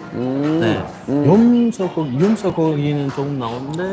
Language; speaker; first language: Korean; non-native, fluent; Uzbek